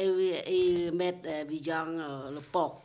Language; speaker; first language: French; non-native, learner; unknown